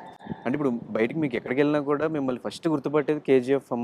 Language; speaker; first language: Telugu; native; Telugu